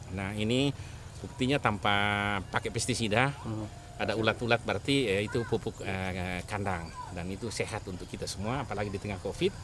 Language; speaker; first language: Indonesian; native; Indonesian